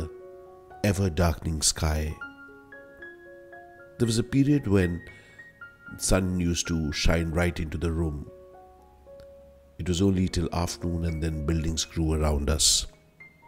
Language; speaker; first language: English; non-native, local second language; Hindi